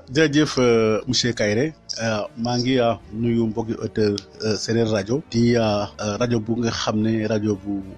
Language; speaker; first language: Wolof; non-native, local second language; Serer